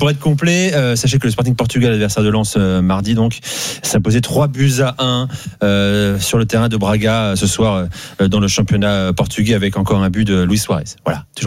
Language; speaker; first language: French; native; French